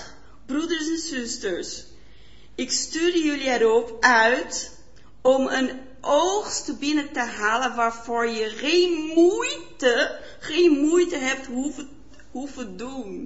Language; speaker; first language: Dutch; non-native, fluent; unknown